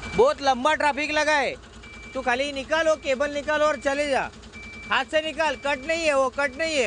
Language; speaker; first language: Hindi; non-native, local second language; Marathi